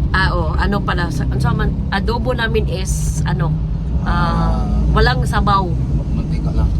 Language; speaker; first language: Filipino; non-native, local second language; Cebuano